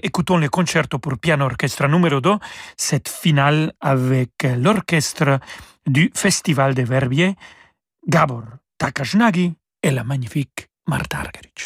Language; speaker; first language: French; non-native, fluent; Spanish